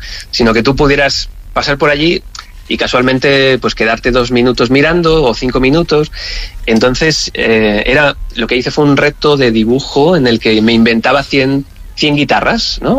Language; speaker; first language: Spanish; native; Spanish